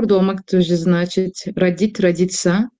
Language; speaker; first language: Russian; non-native, fluent; Turkish